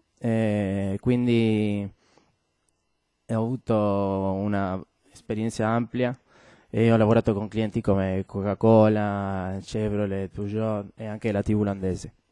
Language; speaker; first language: Italian; non-native, learner; Spanish